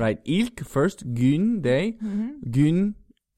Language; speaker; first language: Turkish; non-native, learner; English